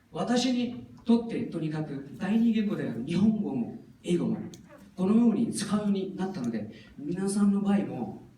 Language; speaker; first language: Japanese; non-native, fluent; Nepali